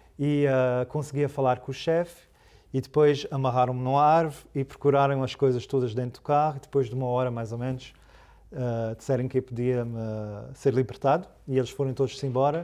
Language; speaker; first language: Portuguese; early bilingual, heritage; Portuguese